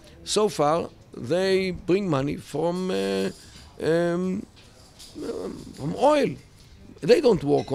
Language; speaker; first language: English; non-native, fluent; Hebrew